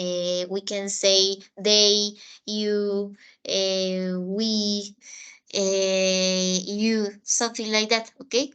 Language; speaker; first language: English; non-native, fluent; Spanish